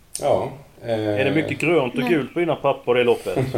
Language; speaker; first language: Swedish; native; Swedish